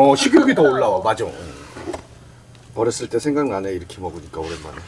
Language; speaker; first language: Korean; native; Korean